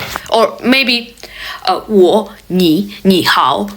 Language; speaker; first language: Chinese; non-native, learner; English